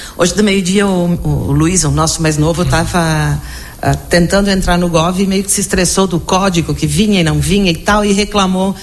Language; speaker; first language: Portuguese; native; Portuguese